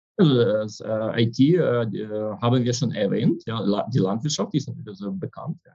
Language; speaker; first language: German; non-native, fluent; Ukrainian